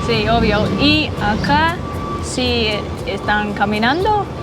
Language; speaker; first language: Spanish; non-native, learner; English